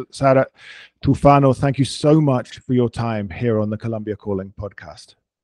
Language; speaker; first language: English; native; English